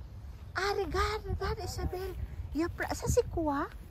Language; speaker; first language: French; non-native, learner; Filipino